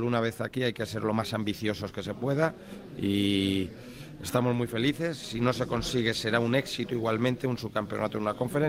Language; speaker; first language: Spanish; native; Spanish